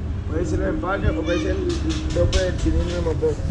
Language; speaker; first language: Spanish; native; Spanish